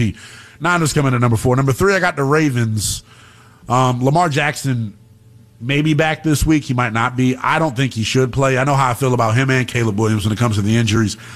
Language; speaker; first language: English; native; English